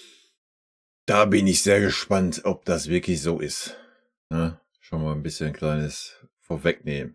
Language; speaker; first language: German; native; German